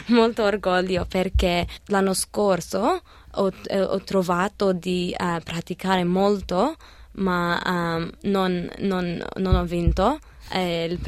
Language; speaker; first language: Italian; non-native, learner; Arabic